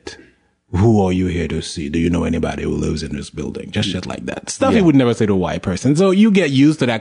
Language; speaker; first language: English; non-native, fluent; Haitian Creole